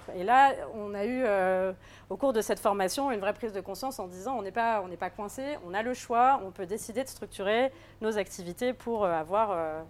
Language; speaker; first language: French; native; French